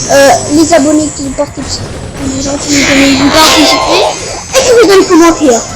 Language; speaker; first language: French; early bilingual, other home language; Romanian